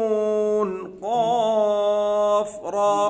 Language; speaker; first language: Hindi; native; Hindi